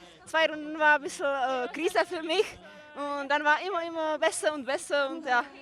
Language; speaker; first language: German; non-native, fluent; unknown